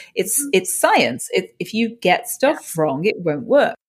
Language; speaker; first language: English; native; English